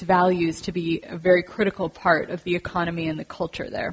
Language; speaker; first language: English; native; English